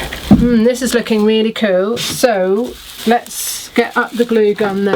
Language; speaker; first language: English; native; English